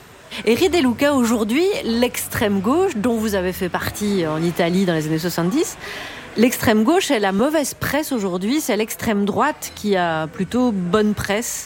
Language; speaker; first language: French; native; French